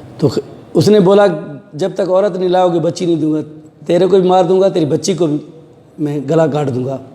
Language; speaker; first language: Urdu; non-native, local second language; Sindhi